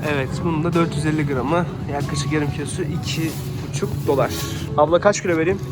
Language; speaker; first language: Turkish; native; Turkish